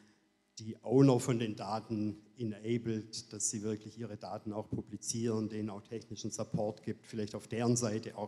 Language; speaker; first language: German; native; German